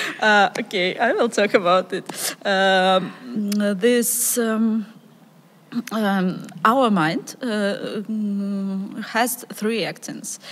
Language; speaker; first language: English; non-native, learner; Ukrainian